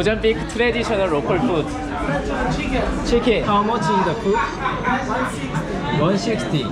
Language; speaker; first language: English; non-native, learner; Korean